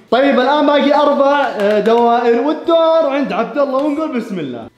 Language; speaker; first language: Arabic; native; Arabic